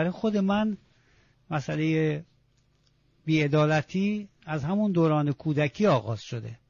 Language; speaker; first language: Persian; non-native, local second language; Azerbaijani